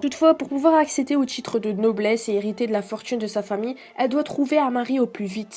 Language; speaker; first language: French; native; French